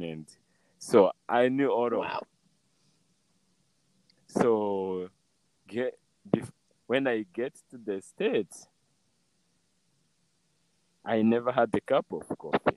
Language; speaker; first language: English; non-native, local second language; Kinyarwanda